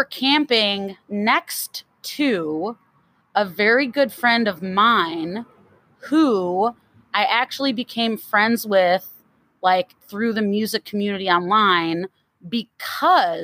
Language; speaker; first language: English; native; English